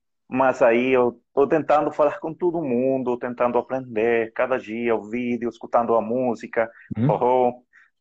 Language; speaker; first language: Portuguese; non-native, fluent; Spanish